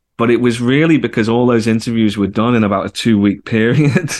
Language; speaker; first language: English; native; English